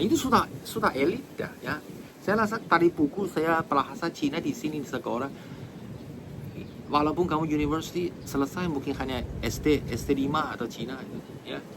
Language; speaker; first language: Indonesian; non-native, fluent; Chinese